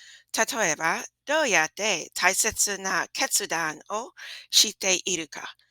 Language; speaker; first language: Japanese; non-native, fluent; English